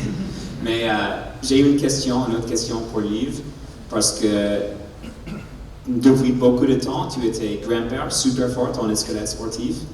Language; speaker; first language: French; non-native, learner; English